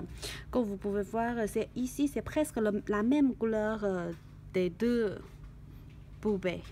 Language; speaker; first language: French; non-native, learner; Chinese